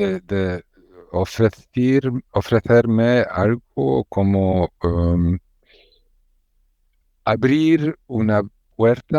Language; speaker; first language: Spanish; non-native, learner; Hungarian